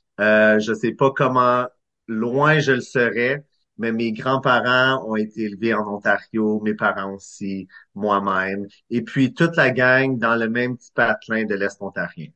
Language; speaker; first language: French; native; French